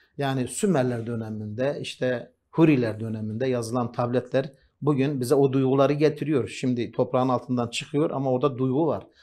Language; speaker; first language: Turkish; non-native, local second language; Kurdish